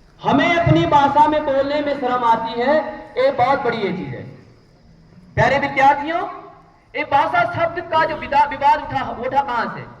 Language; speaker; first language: Hindi; native; Hindi